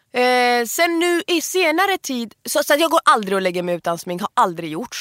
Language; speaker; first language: Swedish; early bilingual, other home language; Persian